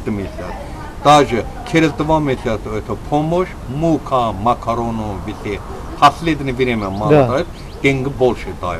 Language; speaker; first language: Russian; non-native, learner; Azerbaijani